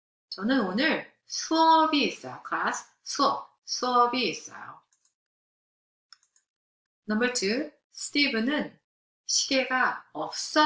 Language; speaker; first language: Korean; non-native, fluent; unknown